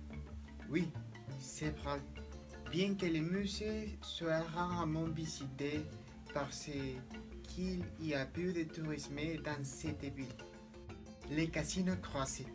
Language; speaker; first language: French; non-native, learner; Spanish